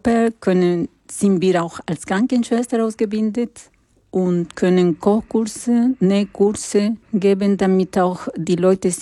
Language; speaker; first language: German; non-native, learner; Spanish